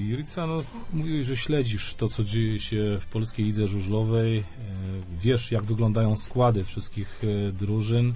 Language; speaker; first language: Polish; native; Polish